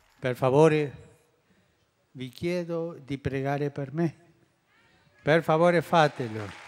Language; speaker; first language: Italian; non-native, fluent; Spanish